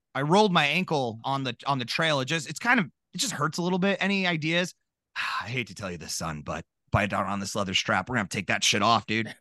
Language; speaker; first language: English; native; English